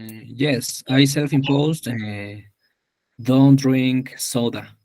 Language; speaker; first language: English; non-native, learner; Spanish